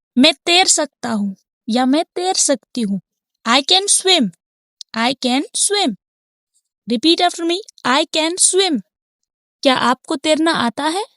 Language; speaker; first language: Hindi; native; Hindi